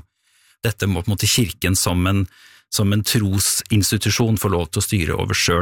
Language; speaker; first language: Norwegian; native; Norwegian